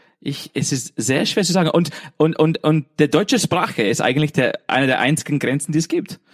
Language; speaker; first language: German; non-native, fluent; English